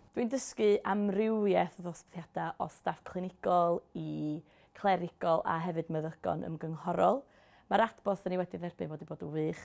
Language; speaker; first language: Welsh; native; Welsh